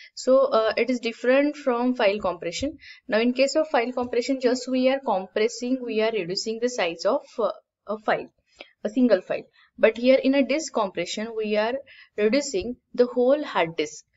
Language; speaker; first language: English; non-native, local second language; Marathi